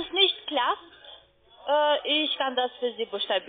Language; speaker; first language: German; non-native, learner; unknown